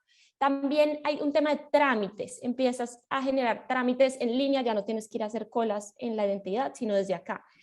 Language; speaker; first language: Spanish; native; Spanish